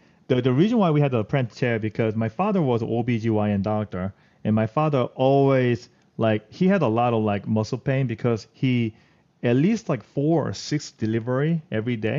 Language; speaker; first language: English; non-native, fluent; Korean